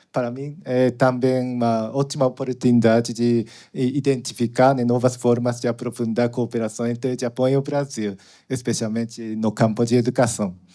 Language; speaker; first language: Portuguese; non-native, learner; Japanese